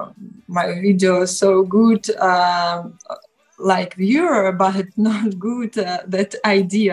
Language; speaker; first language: English; non-native, learner; Russian